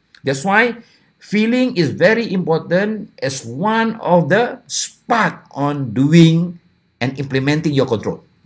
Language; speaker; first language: English; non-native, local second language; Malay